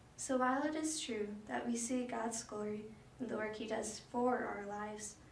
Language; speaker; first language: English; native; English